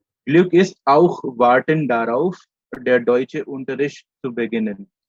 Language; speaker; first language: German; non-native, learner; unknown